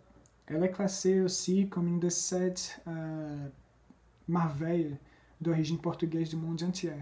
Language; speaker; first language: French; non-native, fluent; Portuguese